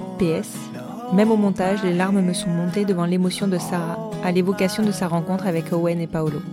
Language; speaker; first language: French; native; French